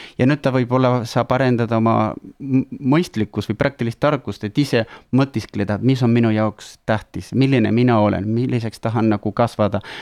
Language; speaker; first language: Estonian; non-native, fluent; Spanish